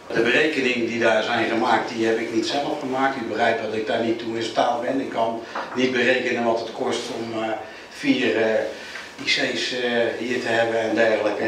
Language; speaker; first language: Dutch; native; Dutch